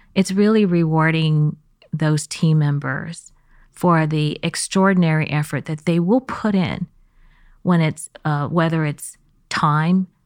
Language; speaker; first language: English; early bilingual, other home language; Chinese